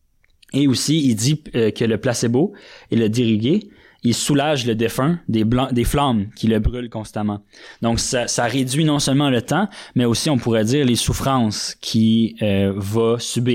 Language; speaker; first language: French; native; French